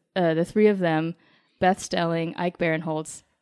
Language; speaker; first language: English; native; English